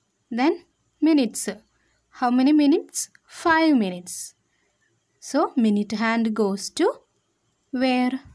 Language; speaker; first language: English; non-native, local second language; Malayalam